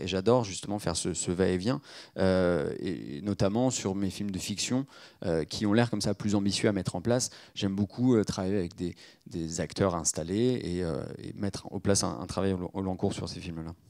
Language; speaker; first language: French; native; French